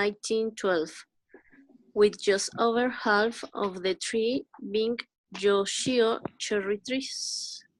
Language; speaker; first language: English; non-native, learner; Spanish